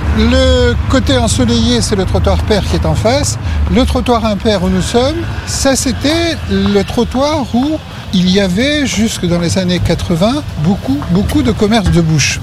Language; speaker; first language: French; native; French